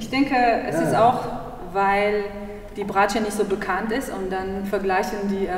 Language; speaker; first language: German; non-native, fluent; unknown